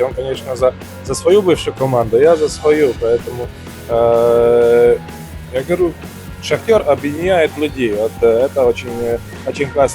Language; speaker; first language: Russian; non-native, fluent; Polish